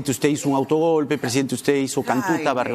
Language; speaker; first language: Spanish; native; Spanish